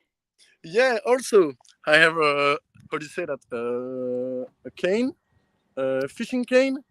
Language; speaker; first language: English; non-native, learner; French